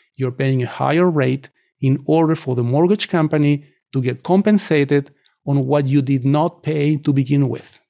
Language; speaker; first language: English; non-native, fluent; Spanish